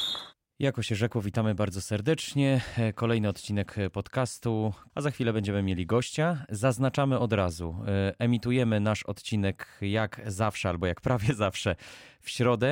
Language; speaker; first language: Polish; native; Polish